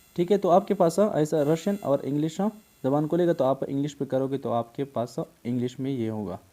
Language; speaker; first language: Urdu; non-native, local second language; Pashto